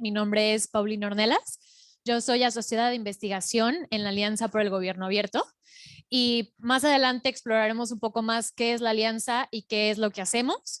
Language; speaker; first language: Spanish; native; Spanish